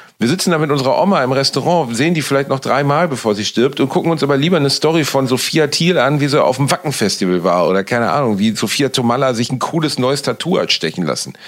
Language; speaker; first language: German; native; German